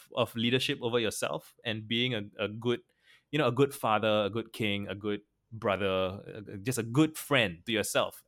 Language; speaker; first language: English; native; English